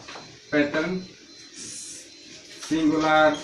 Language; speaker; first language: English; non-native, learner; Indonesian